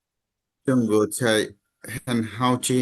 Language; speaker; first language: Chinese; non-native, learner; Bangla